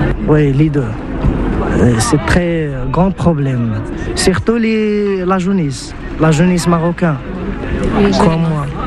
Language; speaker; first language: French; non-native, learner; Arabic